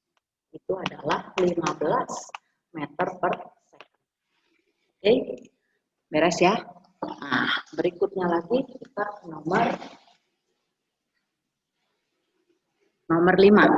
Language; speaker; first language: Indonesian; native; Indonesian